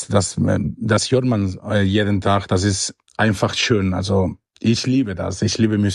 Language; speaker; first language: German; non-native, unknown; Spanish